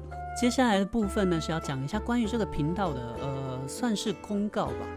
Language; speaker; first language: Chinese; native; Chinese